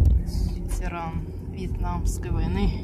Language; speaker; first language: Russian; native; Russian